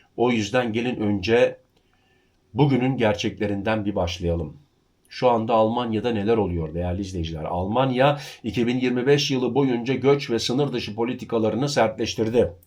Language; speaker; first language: Turkish; early bilingual, heritage; Turkish